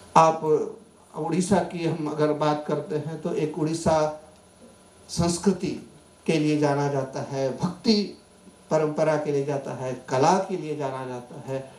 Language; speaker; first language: Hindi; non-native, local second language; Marathi